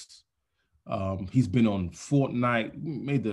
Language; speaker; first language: English; non-native, local second language; Yoruba